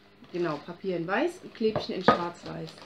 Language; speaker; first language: German; native; German